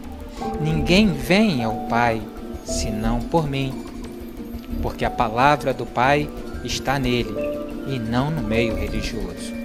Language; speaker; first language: Portuguese; native; Portuguese